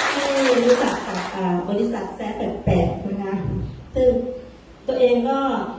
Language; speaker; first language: Thai; native; Thai